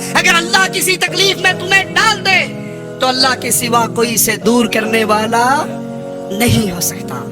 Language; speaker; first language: Urdu; non-native, local second language; Punjabi